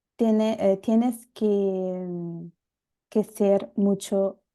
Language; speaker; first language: Spanish; non-native, learner; Bangla